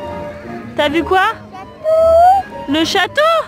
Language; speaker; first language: French; native; French